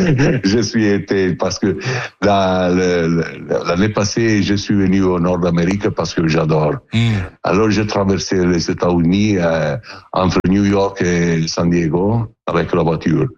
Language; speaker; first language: French; non-native, learner; Italian